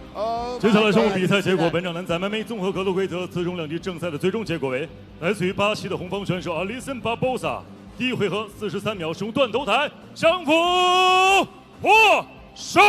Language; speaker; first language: Chinese; native; Chinese